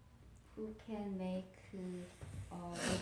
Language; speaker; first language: English; non-native, learner; Korean